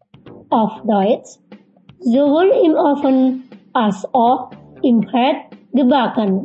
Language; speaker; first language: German; non-native, fluent; Indonesian